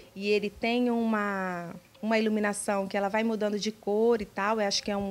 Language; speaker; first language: Portuguese; native; Portuguese